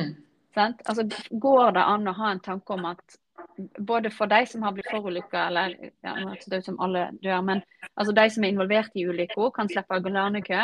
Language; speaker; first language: Norwegian; native; Norwegian